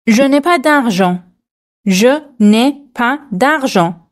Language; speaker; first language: French; non-native, fluent; Persian